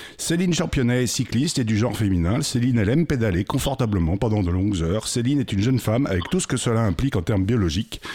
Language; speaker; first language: French; native; French